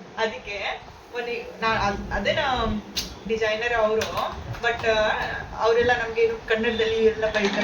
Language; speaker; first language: Kannada; non-native, fluent; Hindi